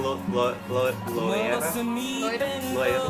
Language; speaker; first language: Portuguese; non-native, learner; English